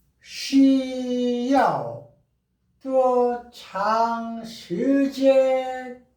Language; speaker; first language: Chinese; non-native, learner; Korean